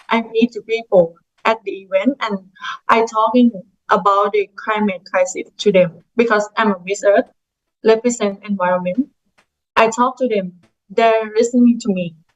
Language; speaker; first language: English; non-native, learner; Thai